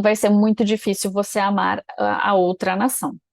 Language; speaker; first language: Portuguese; native; Portuguese